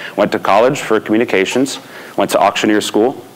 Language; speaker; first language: English; native; English